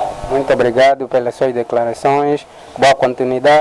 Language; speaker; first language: Portuguese; native; Portuguese